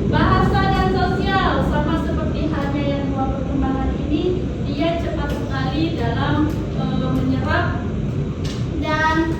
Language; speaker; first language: Indonesian; native; Indonesian